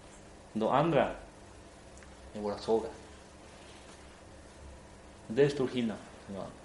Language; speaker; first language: Swedish; non-native, fluent; Spanish